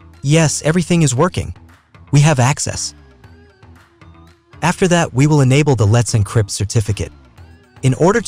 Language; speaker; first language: English; non-native, fluent; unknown